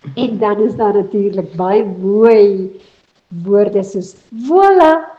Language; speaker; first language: Afrikaans; native; Afrikaans